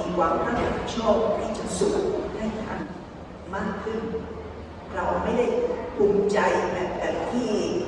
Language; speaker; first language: Thai; non-native, fluent; Spanish